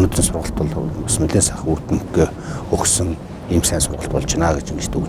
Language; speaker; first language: Mongolian; native; Mongolian